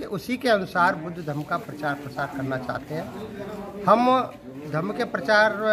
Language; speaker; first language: Hindi; native; Hindi